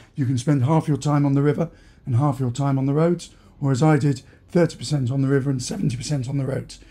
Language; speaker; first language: English; native; English